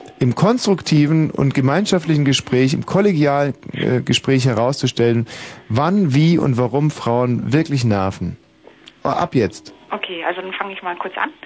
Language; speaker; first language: German; native; German